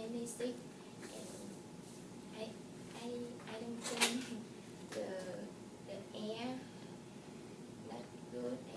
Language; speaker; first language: English; non-native, learner; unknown